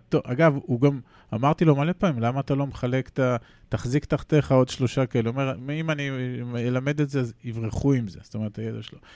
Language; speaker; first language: Hebrew; native; Hebrew